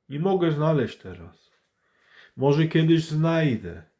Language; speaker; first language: Polish; early bilingual, heritage; English